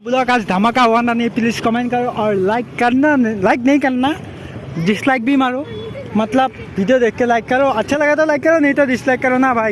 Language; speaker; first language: Hindi; non-native, local second language; Assamese